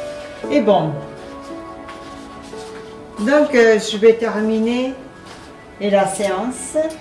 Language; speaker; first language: French; non-native, fluent; Japanese